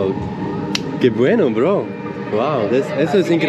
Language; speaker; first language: Spanish; non-native, learner; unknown